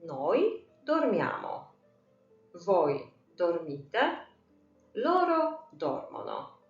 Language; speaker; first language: Italian; non-native, fluent; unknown